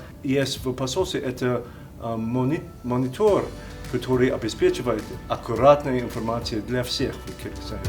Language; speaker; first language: Russian; non-native, learner; English